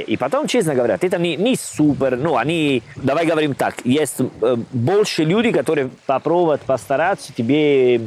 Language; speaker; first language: Russian; non-native, learner; Italian